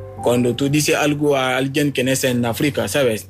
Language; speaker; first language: Spanish; non-native, fluent; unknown